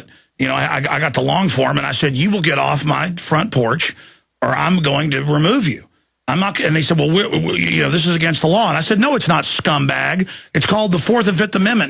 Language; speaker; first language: English; native; English